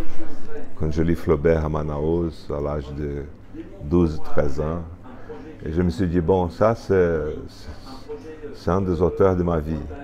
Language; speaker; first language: French; non-native, fluent; Portuguese